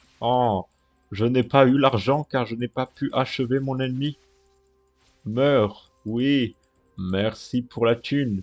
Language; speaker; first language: French; native; French